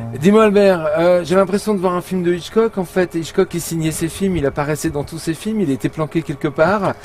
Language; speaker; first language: French; native; French